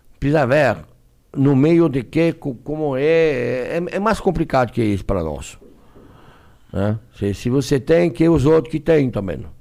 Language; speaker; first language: Portuguese; non-native, fluent; French